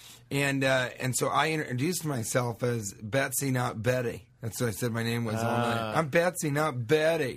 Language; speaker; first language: English; native; English